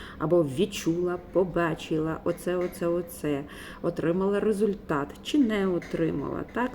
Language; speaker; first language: Ukrainian; non-native, local second language; Russian